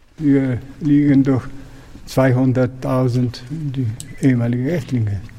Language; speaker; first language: German; non-native, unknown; Polish